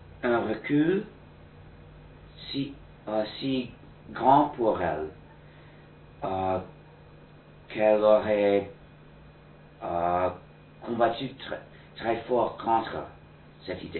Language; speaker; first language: French; non-native, fluent; English